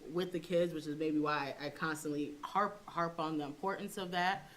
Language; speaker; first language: English; native; English